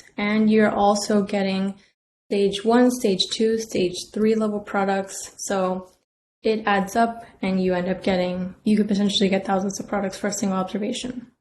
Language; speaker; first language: English; native; English